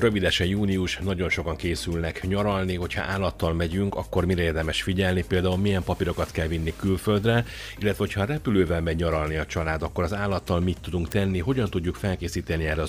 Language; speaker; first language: Hungarian; native; Hungarian